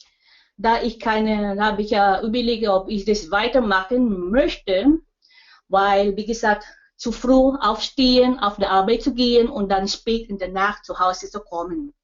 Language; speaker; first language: German; non-native, learner; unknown